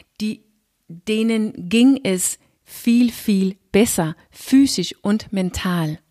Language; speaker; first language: German; non-native, fluent; Danish